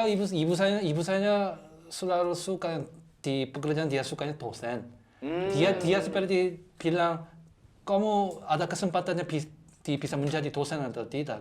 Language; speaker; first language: Indonesian; non-native, learner; Korean